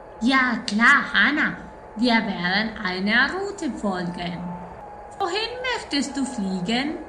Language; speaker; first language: German; non-native, fluent; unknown